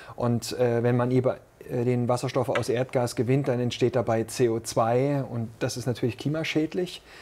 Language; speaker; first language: German; native; German